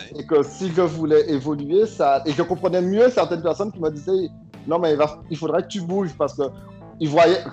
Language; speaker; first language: French; native; French